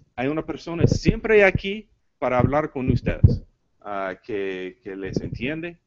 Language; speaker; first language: Spanish; non-native, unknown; English